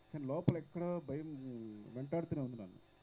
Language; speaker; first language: Telugu; native; Telugu